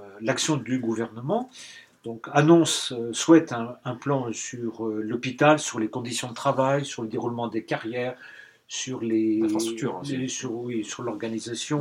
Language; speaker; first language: French; native; French